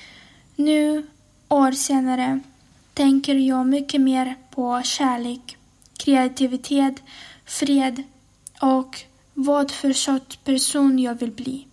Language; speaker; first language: Swedish; non-native, fluent; Ukrainian